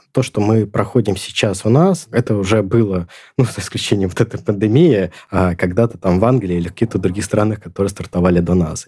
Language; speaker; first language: Russian; native; Russian